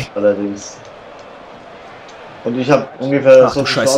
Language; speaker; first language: German; native; German